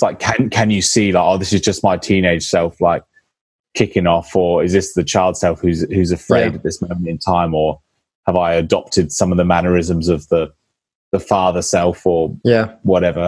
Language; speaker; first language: English; native; English